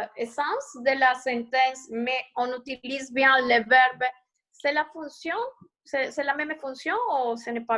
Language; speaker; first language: French; non-native, learner; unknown